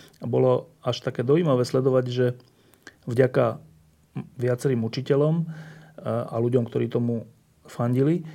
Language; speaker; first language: Slovak; native; Slovak